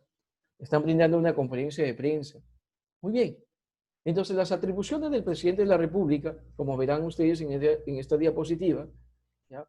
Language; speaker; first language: Spanish; native; Spanish